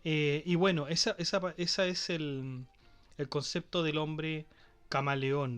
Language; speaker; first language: Spanish; native; Spanish